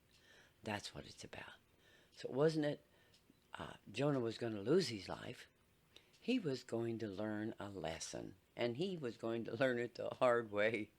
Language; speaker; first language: English; native; English